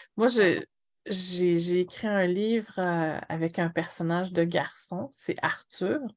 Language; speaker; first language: French; native; French